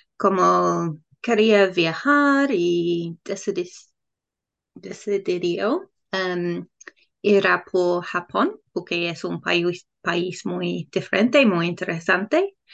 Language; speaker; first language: Spanish; non-native, learner; English